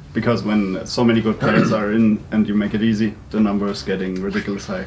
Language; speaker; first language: English; non-native, fluent; German